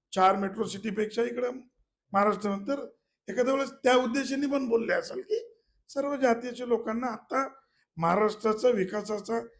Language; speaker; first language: Marathi; non-native, local second language; Malayalam